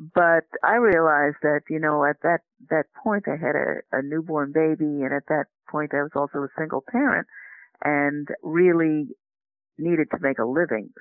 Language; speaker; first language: English; native; English